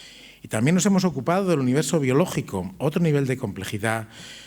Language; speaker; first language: Spanish; native; Spanish